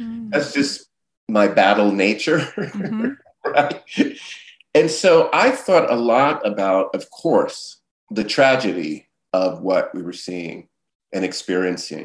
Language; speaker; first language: English; native; English